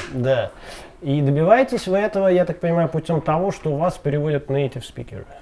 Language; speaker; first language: Russian; native; Russian